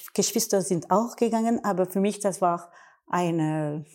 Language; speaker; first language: German; non-native, learner; French